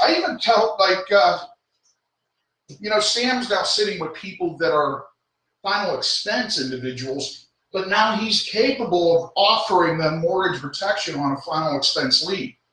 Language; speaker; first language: English; native; English